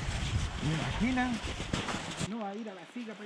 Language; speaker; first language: Spanish; native; Spanish